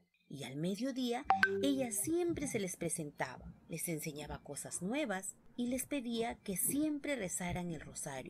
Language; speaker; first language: Spanish; native; Spanish